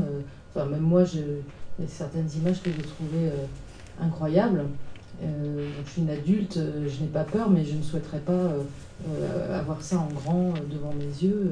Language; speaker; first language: French; native; French